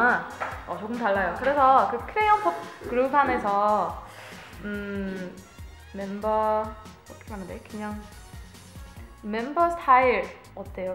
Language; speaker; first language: Korean; non-native, learner; English